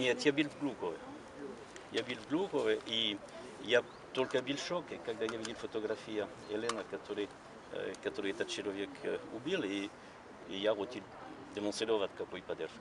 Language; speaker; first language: Russian; non-native, learner; French